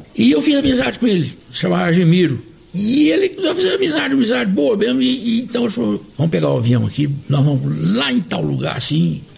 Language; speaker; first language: Portuguese; native; Portuguese